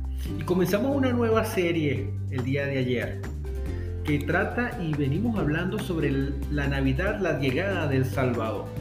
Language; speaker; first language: Spanish; native; Spanish